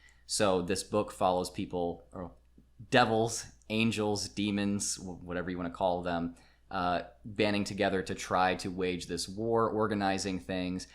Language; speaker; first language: English; native; English